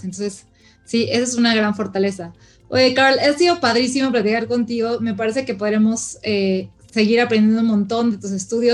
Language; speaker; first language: Spanish; native; Spanish